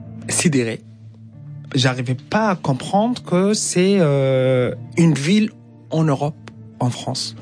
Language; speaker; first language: French; non-native, fluent; Arabic